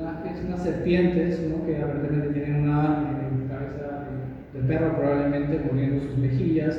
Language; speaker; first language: Spanish; native; Spanish